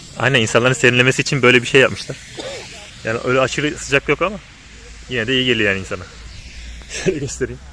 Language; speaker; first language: Turkish; native; Turkish